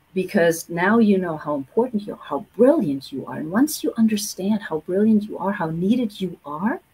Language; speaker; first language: English; non-native, fluent; German